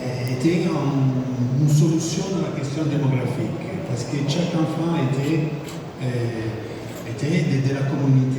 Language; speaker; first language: French; non-native, fluent; Italian